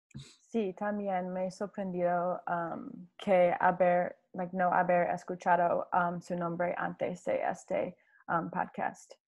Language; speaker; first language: Spanish; non-native, learner; English